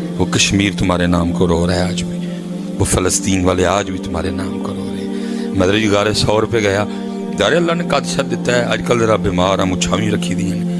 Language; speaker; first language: Urdu; non-native, local second language; Punjabi